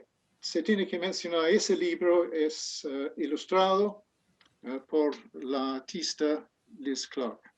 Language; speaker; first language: Spanish; non-native, fluent; English